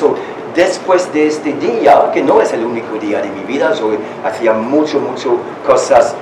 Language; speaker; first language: Spanish; non-native, learner; French